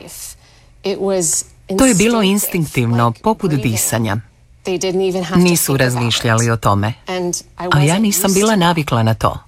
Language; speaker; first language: Croatian; non-native, fluent; English